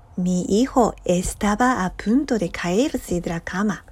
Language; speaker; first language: Spanish; non-native, learner; Japanese